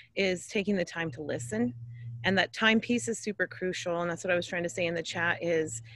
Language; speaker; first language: English; native; English